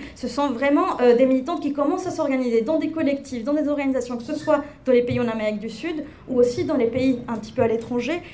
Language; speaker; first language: French; non-native, fluent; Spanish